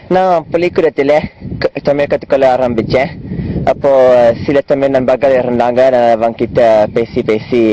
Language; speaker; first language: Tamil; non-native, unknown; French